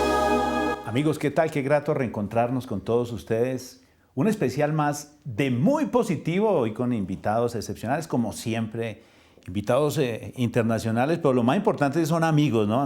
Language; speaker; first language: Spanish; native; Spanish